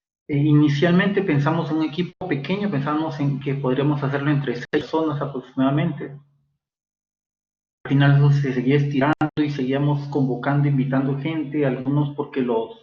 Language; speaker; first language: Spanish; native; Spanish